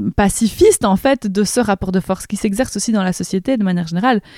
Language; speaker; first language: French; native; French